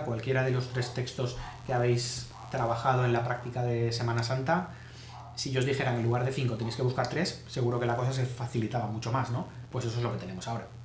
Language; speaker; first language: Spanish; native; Spanish